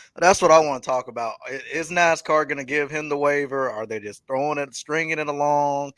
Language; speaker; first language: English; native; English